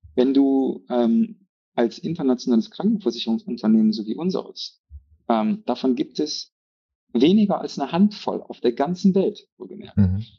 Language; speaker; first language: German; native; German